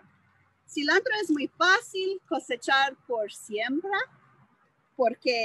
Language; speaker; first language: Spanish; non-native, fluent; English